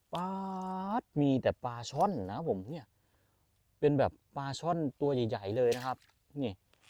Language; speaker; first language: Thai; non-native, local second language; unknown